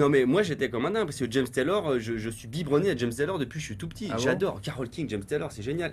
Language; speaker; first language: French; native; French